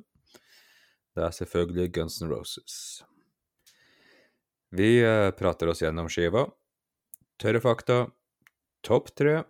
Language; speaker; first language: Norwegian; native; Norwegian